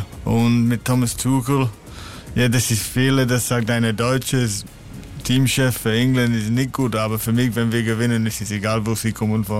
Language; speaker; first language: German; non-native, learner; English